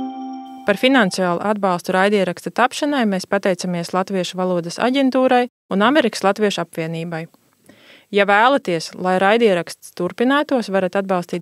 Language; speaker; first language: Latvian; native; Latvian